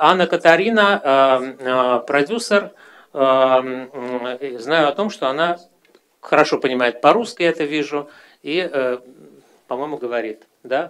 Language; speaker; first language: Russian; native; Russian